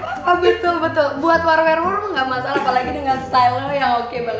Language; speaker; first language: Indonesian; native; Indonesian